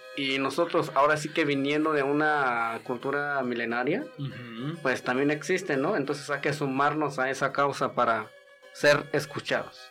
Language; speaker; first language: Spanish; non-native, local second language; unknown